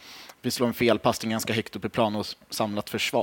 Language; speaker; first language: Swedish; native; Swedish